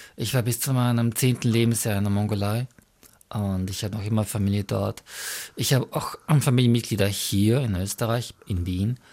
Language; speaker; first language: German; early bilingual, other home language; Mongolian